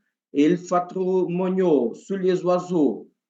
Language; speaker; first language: French; non-native, learner; Portuguese